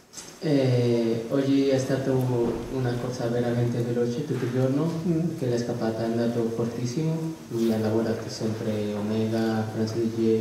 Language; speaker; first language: Italian; non-native, learner; Spanish